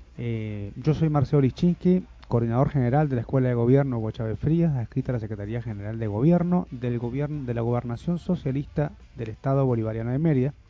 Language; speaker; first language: Spanish; native; Spanish